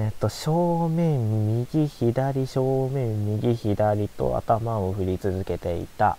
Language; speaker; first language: Japanese; native; Japanese